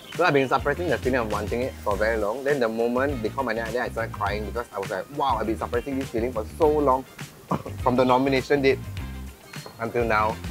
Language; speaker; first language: English; non-native, local second language; Tamil